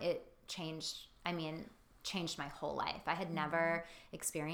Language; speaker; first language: English; native; English